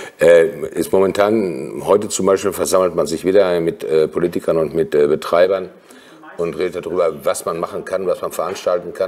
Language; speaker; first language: German; native; German